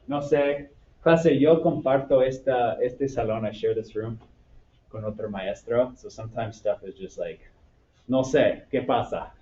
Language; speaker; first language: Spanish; non-native, fluent; English